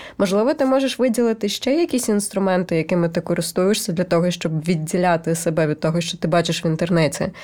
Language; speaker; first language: Ukrainian; native; Ukrainian